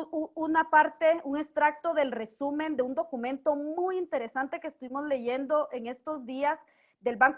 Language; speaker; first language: Spanish; native; Spanish